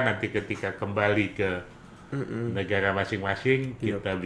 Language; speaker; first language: Indonesian; native; Indonesian